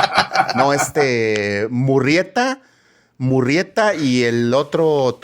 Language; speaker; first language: Spanish; native; Spanish